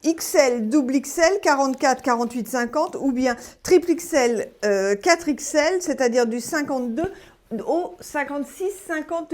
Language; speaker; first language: French; native; French